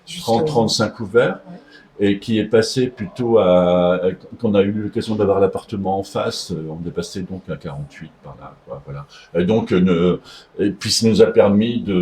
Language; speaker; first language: French; native; French